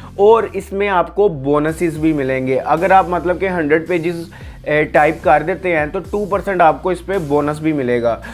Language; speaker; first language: Urdu; native; Urdu